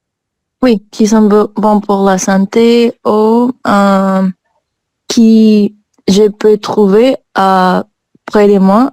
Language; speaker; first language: French; non-native, learner; English